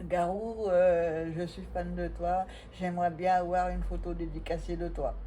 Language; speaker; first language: French; native; French